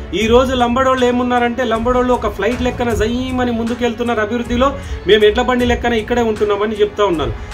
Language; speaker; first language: Telugu; non-native, local second language; Lambadi